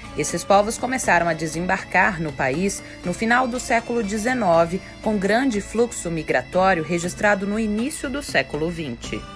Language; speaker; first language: Portuguese; native; Portuguese